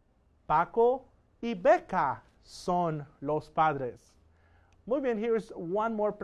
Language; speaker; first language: Spanish; non-native, fluent; English